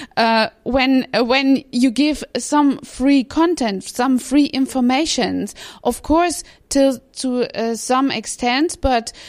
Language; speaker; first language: English; non-native, fluent; German